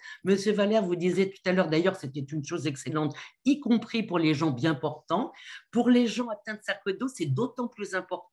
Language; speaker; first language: French; native; French